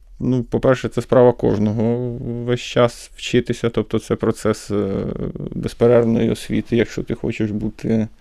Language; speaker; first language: Ukrainian; native; Ukrainian